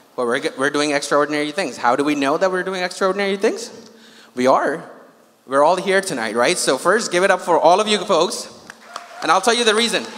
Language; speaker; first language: English; non-native, local second language; Urdu